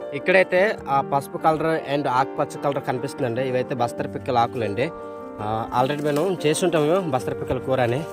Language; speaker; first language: Telugu; non-native, local second language; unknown